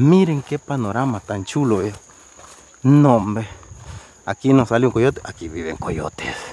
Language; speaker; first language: Spanish; native; Spanish